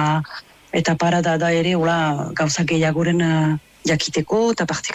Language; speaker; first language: Basque; native; Basque